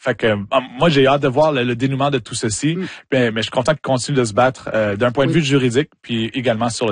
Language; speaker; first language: French; native; French